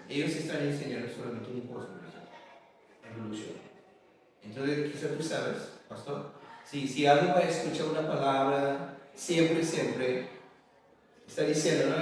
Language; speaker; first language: Spanish; non-native, learner; English